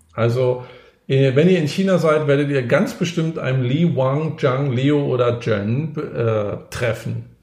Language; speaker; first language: German; native; German